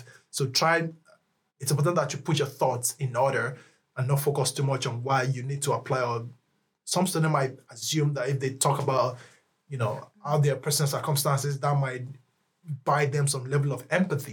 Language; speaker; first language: English; non-native, local second language; Yoruba